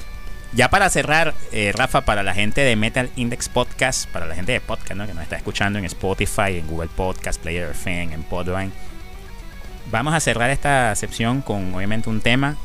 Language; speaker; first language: Spanish; native; Spanish